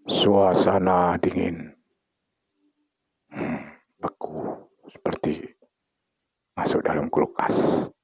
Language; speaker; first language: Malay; non-native, local second language; Achinese